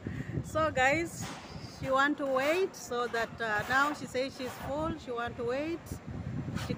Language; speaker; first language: English; non-native, learner; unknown